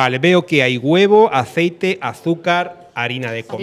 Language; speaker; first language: Spanish; native; Spanish